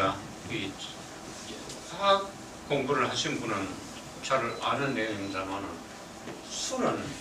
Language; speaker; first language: Korean; native; Korean